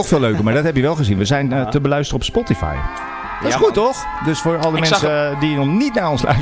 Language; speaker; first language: Dutch; native; Dutch